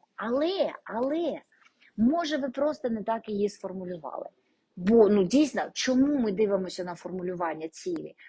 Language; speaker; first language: Ukrainian; non-native, local second language; Russian